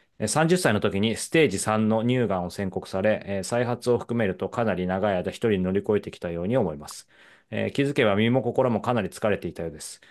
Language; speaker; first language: Japanese; native; Japanese